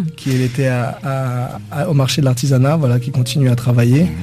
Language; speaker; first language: French; native; French